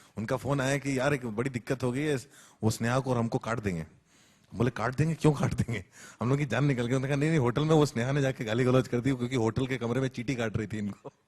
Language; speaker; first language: Hindi; native; Hindi